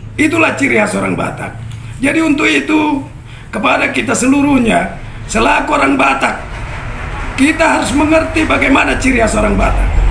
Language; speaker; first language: Indonesian; non-native, local second language; Batak Toba